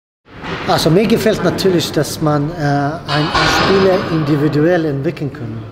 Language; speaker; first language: German; non-native, fluent; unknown